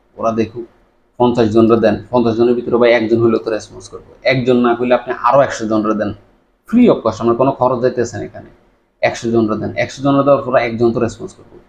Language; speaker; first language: Bangla; native; Bangla